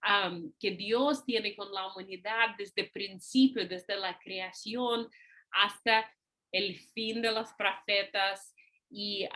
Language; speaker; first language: Spanish; non-native, fluent; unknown